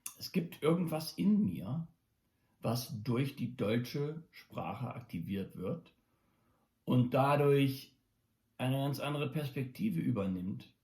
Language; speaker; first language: German; non-native, local second language; English